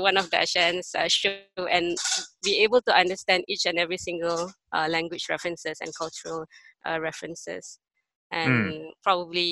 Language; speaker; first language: English; non-native, local second language; Malay